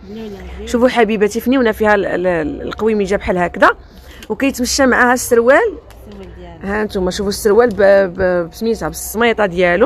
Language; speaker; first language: Arabic; native; Arabic